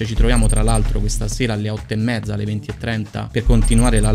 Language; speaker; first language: Italian; native; Italian